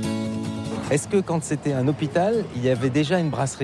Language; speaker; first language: French; native; French